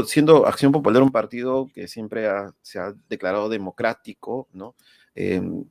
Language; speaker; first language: Spanish; native; Spanish